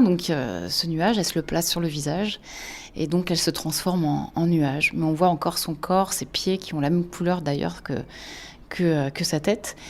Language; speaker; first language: French; native; French